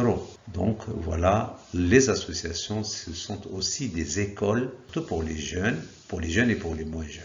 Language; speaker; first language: French; non-native, local second language; Arabic